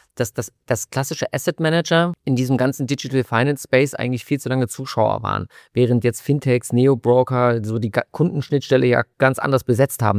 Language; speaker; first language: German; native; German